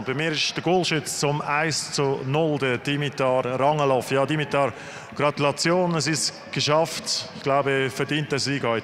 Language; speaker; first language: German; native; German